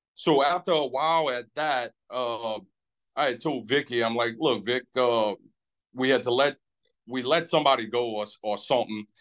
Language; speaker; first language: English; native; English